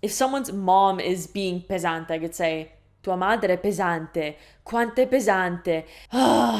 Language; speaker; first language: Italian; non-native, fluent; English